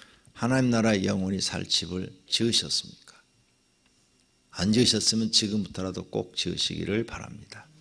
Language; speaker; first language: Korean; native; Korean